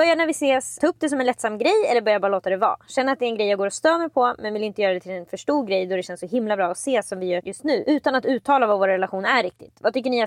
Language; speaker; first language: Swedish; native; Swedish